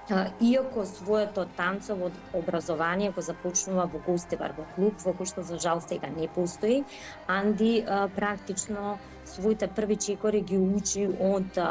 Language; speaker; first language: Macedonian; native; Macedonian